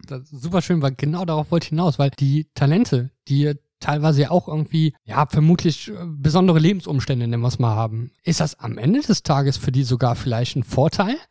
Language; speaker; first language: German; native; German